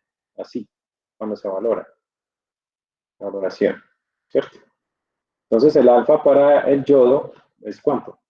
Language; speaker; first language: Spanish; native; Spanish